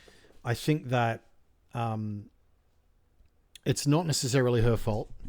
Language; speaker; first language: English; native; English